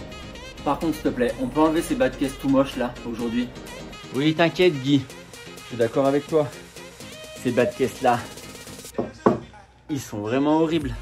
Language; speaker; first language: French; native; French